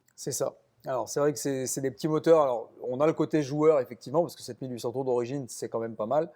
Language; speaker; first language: French; native; French